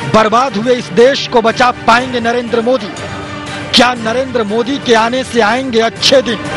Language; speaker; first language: Hindi; native; Hindi